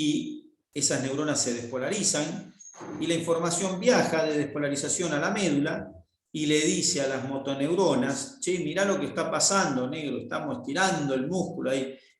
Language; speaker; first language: Spanish; native; Spanish